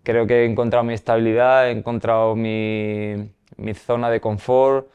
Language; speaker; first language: Spanish; native; Spanish